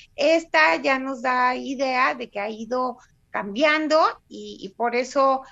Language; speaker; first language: Spanish; non-native, fluent; Russian